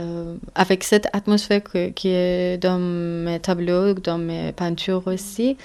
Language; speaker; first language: French; non-native, learner; Persian